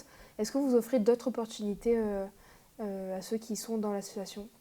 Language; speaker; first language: French; native; French